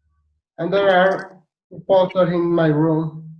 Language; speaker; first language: English; non-native, learner; Spanish